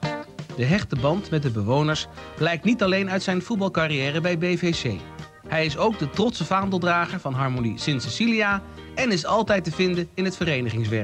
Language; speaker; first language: Dutch; native; Dutch